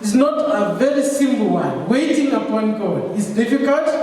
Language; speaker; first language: English; non-native, local second language; Swahili